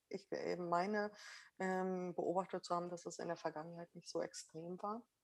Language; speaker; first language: German; early bilingual, other home language; Arabic